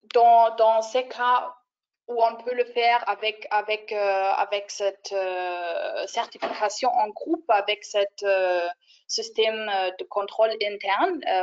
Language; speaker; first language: French; non-native, fluent; German